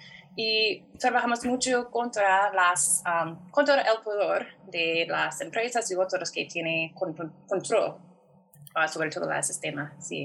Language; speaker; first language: Spanish; non-native, fluent; English